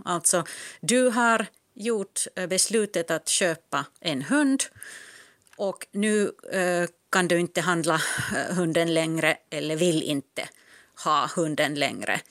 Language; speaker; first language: Swedish; non-native, local second language; Finnish